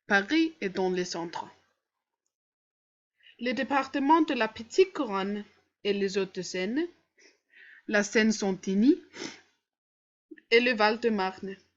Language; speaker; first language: French; non-native, learner; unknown